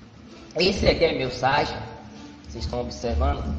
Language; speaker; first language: Portuguese; native; Portuguese